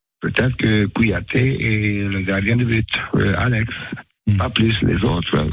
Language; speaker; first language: French; non-native, fluent; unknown